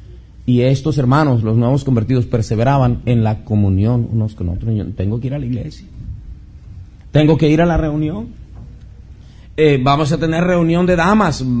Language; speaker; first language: Spanish; native; Spanish